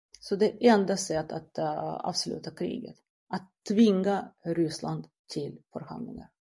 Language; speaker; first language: Swedish; non-native, fluent; Russian